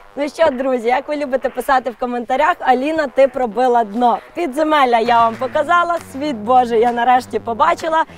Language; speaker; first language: Ukrainian; native; Ukrainian